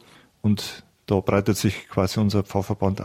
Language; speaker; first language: German; native; German